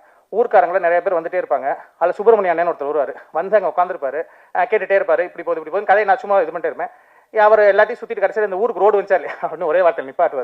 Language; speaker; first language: Tamil; native; Tamil